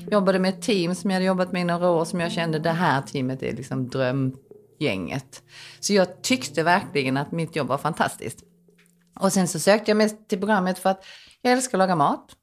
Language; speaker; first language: Swedish; early bilingual, other home language; Korean